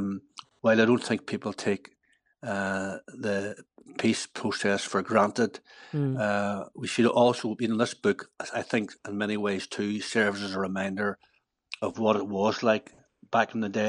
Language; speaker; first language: English; native; English